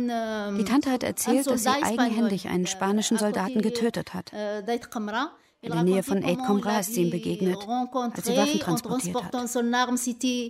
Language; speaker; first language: German; native; German